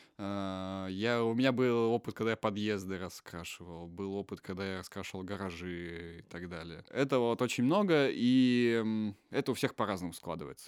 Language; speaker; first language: Russian; native; Russian